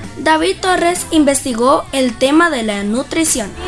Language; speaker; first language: Spanish; native; Spanish